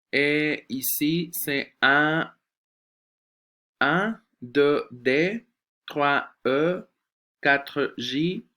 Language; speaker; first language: French; non-native, fluent; Spanish